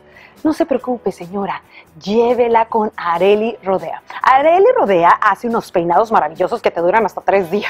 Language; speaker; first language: Spanish; native; Spanish